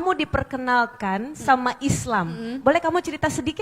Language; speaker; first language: Indonesian; native; Indonesian